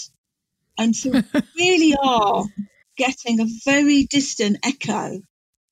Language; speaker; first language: English; native; English